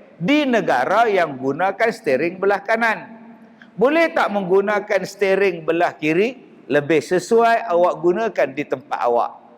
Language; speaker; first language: Malay; native; Malay